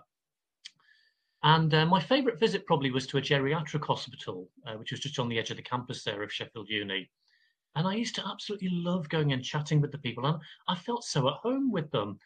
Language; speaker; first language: English; native; English